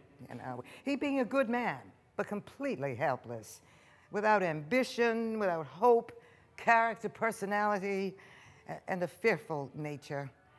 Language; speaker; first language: English; native; English